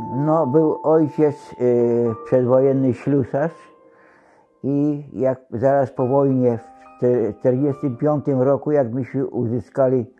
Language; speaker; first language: Polish; native; Polish